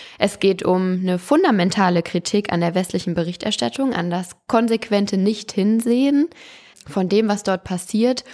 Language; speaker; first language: German; native; German